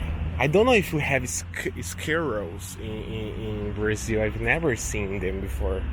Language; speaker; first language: English; non-native, local second language; Portuguese